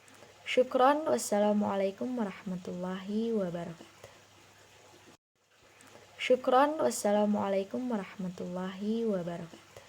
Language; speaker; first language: Arabic; non-native, learner; Indonesian